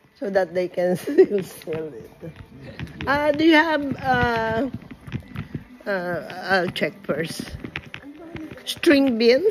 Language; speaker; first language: English; non-native, local second language; Filipino